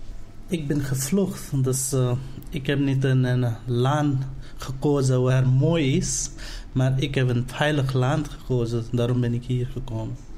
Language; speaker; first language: Dutch; non-native, learner; Nepali